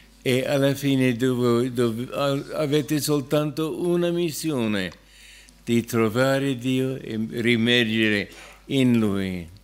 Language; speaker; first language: Italian; non-native, fluent; English